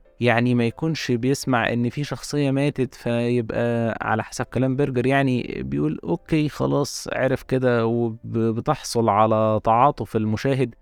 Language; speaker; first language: Arabic; native; Arabic